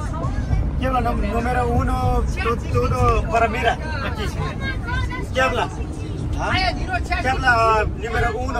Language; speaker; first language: Spanish; non-native, learner; Nepali